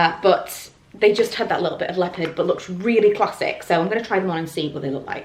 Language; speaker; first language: English; native; English